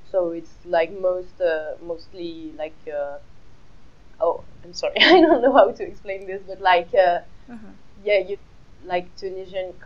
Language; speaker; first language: English; non-native, fluent; French